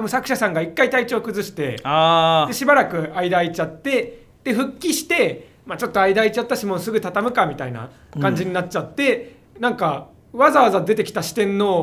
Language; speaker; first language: Japanese; native; Japanese